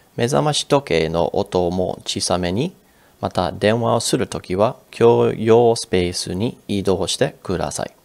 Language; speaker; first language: Japanese; non-native, fluent; English